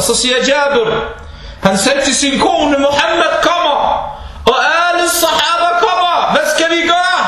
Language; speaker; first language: Danish; non-native, fluent; Arabic